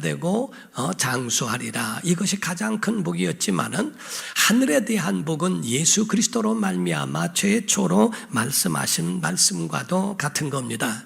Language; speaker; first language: Korean; native; Korean